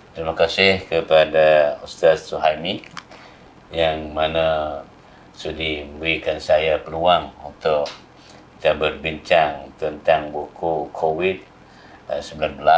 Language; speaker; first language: Malay; non-native, fluent; Thai